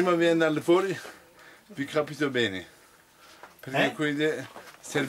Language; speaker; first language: Italian; non-native, learner; Turkish